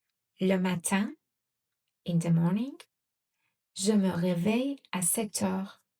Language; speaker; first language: French; non-native, fluent; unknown